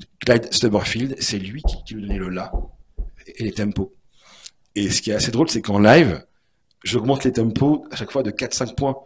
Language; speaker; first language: French; native; French